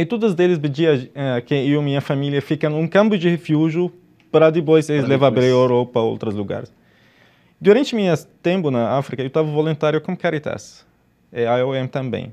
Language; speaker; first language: Portuguese; non-native, fluent; Arabic